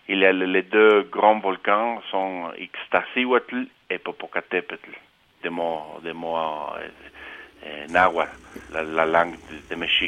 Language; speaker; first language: French; non-native, fluent; Spanish